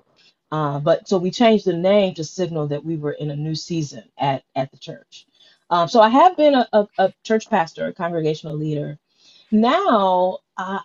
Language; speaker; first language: English; native; English